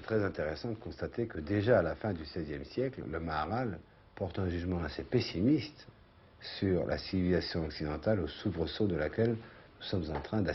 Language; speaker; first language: French; native; French